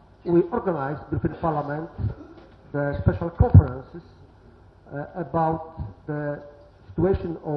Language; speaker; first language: English; non-native, learner; Polish